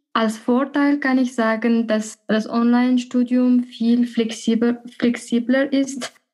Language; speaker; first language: German; non-native, fluent; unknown